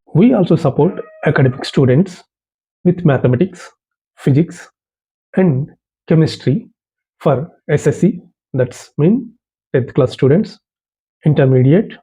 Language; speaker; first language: English; non-native, local second language; Telugu